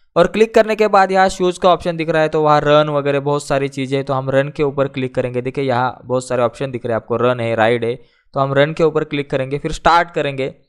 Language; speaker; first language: Hindi; non-native, local second language; Marathi